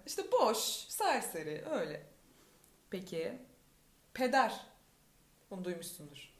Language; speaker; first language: Turkish; native; Turkish